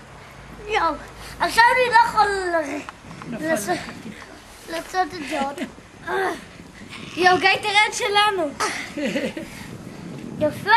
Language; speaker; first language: Hebrew; early bilingual, heritage; Hebrew